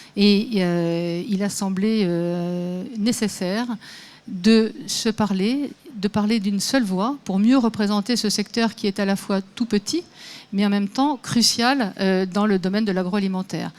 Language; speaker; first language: French; native; French